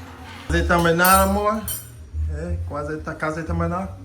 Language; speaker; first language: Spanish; non-native, learner; English